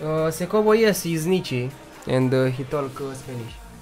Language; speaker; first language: English; non-native, learner; Romanian